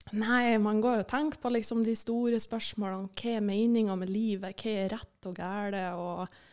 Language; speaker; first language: Norwegian; native; Norwegian